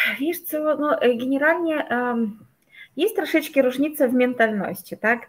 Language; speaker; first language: Polish; non-native, fluent; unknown